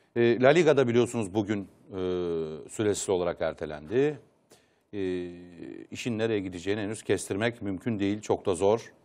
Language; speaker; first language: Turkish; native; Turkish